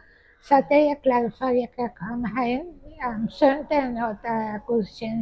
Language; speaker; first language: Danish; early bilingual, heritage; Danish